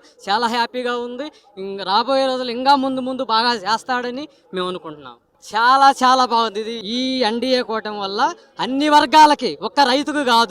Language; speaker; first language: Telugu; native; Telugu